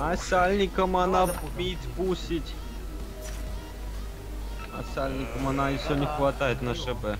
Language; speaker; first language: Russian; native; Russian